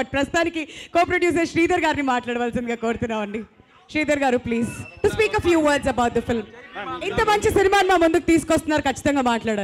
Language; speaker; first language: Telugu; native; Telugu